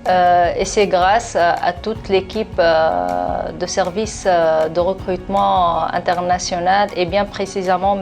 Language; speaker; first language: French; non-native, local second language; Arabic